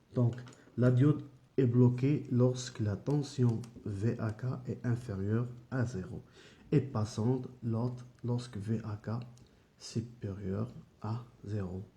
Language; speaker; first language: French; non-native, local second language; Arabic